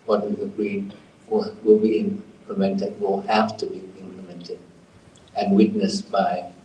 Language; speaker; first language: English; non-native, fluent; Thai